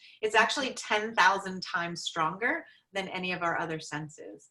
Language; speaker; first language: English; native; English